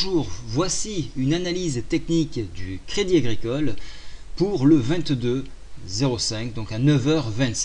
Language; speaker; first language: French; native; French